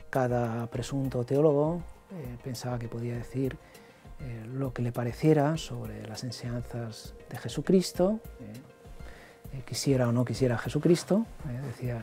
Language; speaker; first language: Spanish; native; Spanish